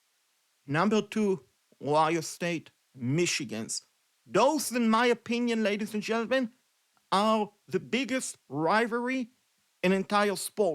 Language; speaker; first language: English; non-native, fluent; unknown